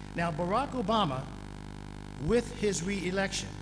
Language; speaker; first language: English; native; English